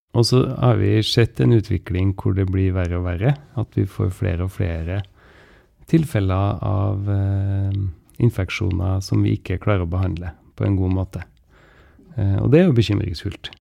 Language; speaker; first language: Norwegian; native; Norwegian